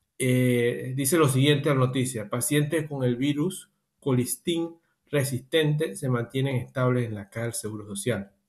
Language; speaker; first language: Spanish; native; Spanish